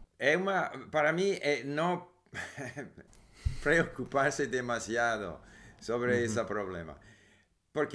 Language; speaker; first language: Portuguese; non-native, learner; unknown